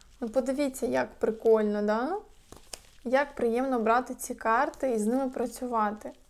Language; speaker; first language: Ukrainian; non-native, local second language; Russian